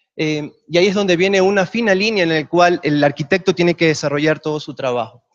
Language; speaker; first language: Spanish; native; Spanish